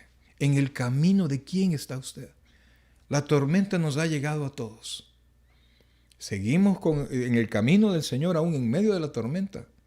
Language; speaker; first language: Spanish; native; Spanish